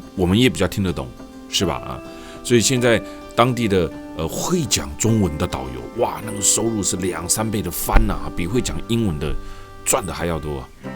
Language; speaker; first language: Chinese; native; Chinese